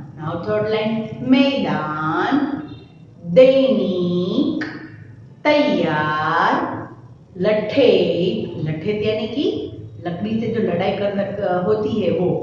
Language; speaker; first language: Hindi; non-native, local second language; Gujarati